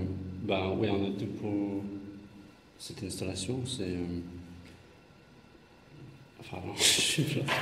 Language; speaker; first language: French; non-native, fluent; English